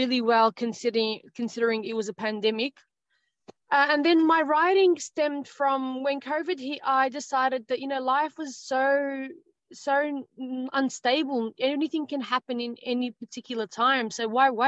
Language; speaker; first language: English; native; English